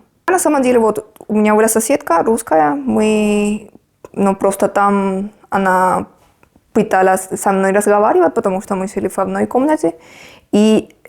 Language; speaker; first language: Russian; non-native, fluent; Spanish